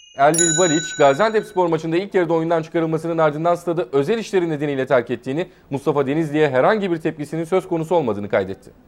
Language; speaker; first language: Turkish; native; Turkish